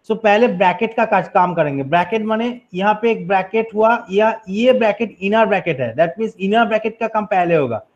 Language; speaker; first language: Hindi; non-native, local second language; Bangla